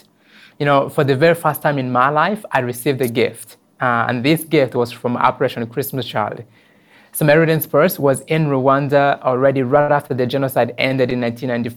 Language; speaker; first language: English; non-native, local second language; Kinyarwanda